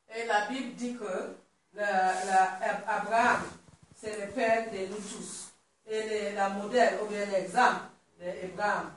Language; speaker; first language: French; non-native, learner; Swahili